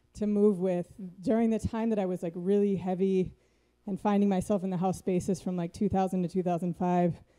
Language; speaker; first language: English; native; English